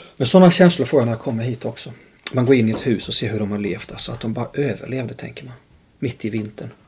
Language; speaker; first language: Swedish; native; Swedish